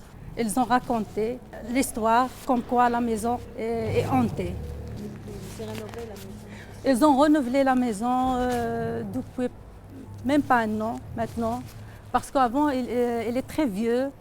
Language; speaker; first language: French; non-native, learner; Arabic